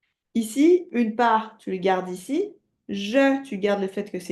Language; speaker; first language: French; native; French